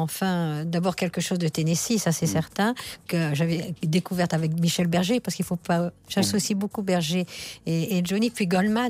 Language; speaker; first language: French; native; French